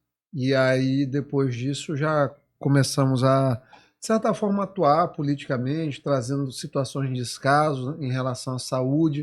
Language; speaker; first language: Portuguese; native; Portuguese